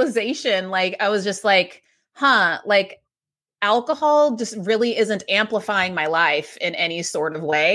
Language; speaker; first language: English; native; English